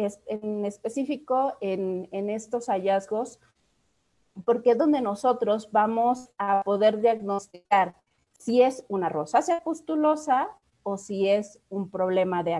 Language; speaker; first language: Spanish; native; Spanish